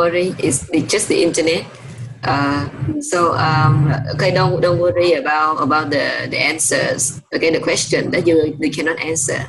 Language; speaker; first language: English; non-native, fluent; Vietnamese